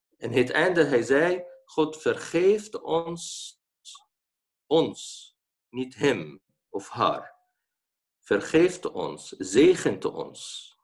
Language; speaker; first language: Dutch; non-native, fluent; Arabic